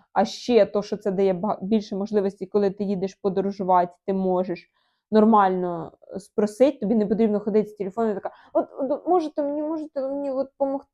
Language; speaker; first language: Ukrainian; non-native, local second language; Russian